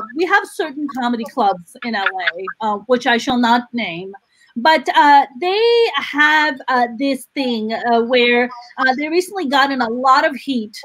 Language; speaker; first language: English; non-native, local second language; Urdu